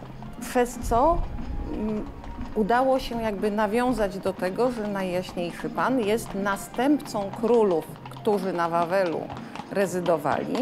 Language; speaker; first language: Polish; native; Polish